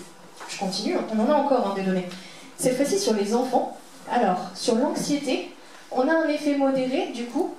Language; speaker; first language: French; native; French